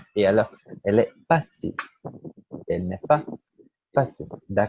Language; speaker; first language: French; non-native, fluent; Portuguese